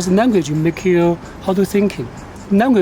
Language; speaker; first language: English; non-native, learner; Chinese